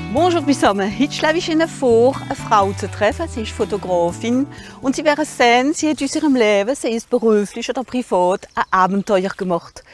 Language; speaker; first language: German; non-native, local second language; French